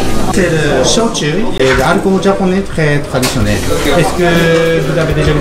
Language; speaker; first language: French; non-native, learner; Japanese